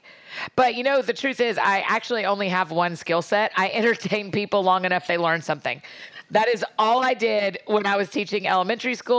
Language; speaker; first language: English; native; English